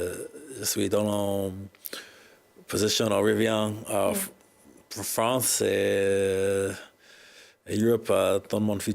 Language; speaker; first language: French; non-native, learner; English